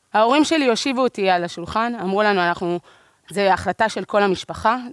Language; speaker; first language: Hebrew; native; Hebrew